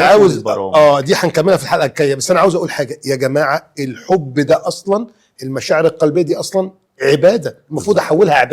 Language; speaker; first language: Arabic; native; Arabic